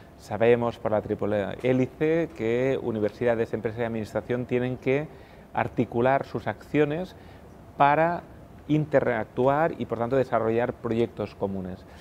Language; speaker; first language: Spanish; non-native, local second language; Catalan